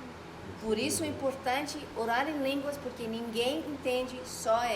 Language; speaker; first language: Portuguese; non-native, fluent; Spanish